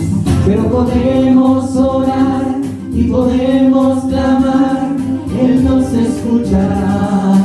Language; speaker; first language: Spanish; native; Spanish